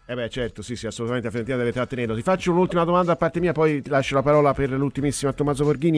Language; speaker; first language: Italian; native; Italian